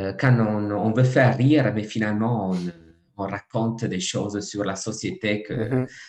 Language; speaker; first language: French; non-native, fluent; Italian